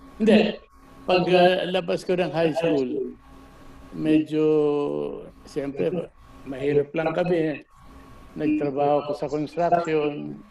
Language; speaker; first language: Filipino; native; Filipino